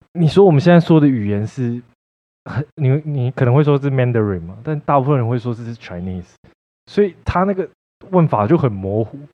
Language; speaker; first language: Chinese; native; Chinese